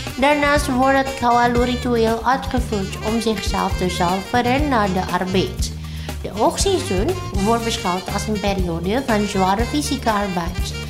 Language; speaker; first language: Dutch; non-native, fluent; Indonesian